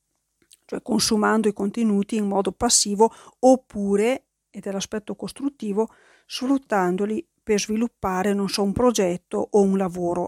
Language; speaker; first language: Italian; native; Italian